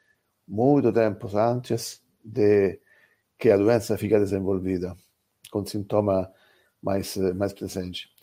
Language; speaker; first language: Portuguese; non-native, learner; Italian